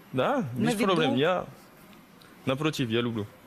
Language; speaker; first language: Russian; early bilingual, heritage; French